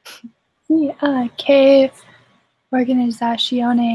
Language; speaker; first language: Spanish; non-native, learner; English